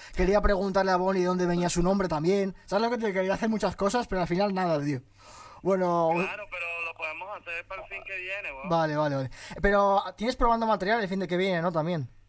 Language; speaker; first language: Spanish; early bilingual, other home language; Arabic